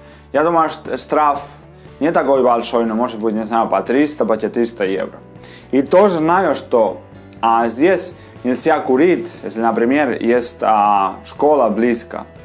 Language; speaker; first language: Russian; non-native, fluent; Spanish